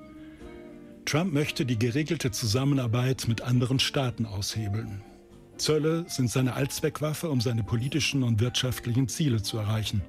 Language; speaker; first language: German; native; German